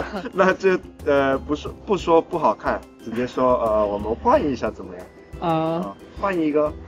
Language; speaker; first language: Chinese; non-native, fluent; Korean